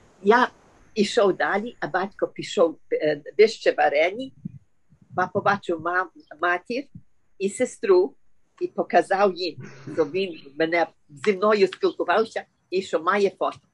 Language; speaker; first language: Ukrainian; early bilingual, heritage; Ukrainian